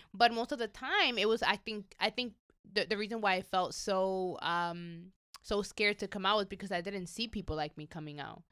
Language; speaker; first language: English; early bilingual, other home language; Spanish